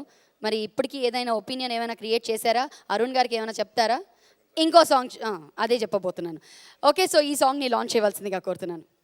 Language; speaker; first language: Telugu; native; Telugu